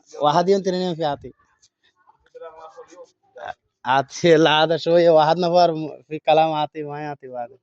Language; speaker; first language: Arabic; non-native, learner; Bangla